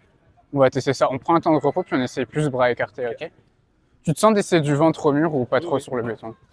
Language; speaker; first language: French; native; French